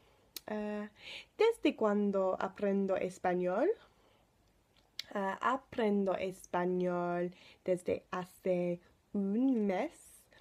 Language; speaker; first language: Spanish; non-native, learner; English